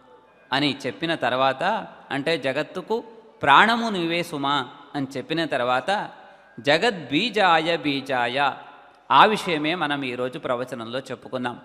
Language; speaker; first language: Telugu; native; Telugu